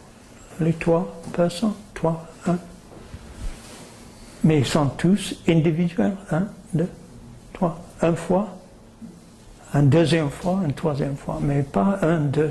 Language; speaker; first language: French; non-native, learner; English